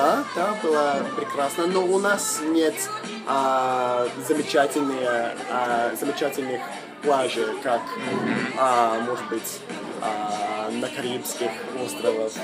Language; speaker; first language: Russian; non-native, fluent; English